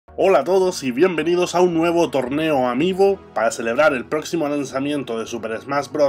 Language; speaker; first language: Spanish; native; Spanish